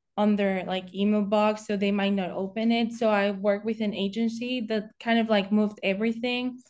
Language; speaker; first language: English; non-native, fluent; Spanish